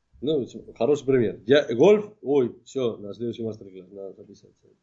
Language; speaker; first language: Russian; non-native, fluent; Spanish